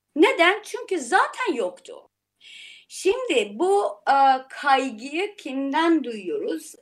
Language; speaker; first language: Turkish; non-native, fluent; Persian